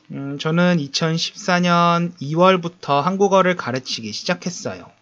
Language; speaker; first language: Korean; native; Korean